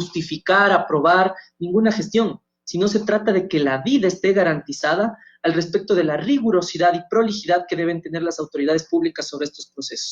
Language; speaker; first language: Spanish; native; Spanish